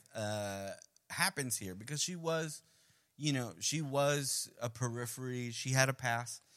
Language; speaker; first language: English; early bilingual, other home language; Spanish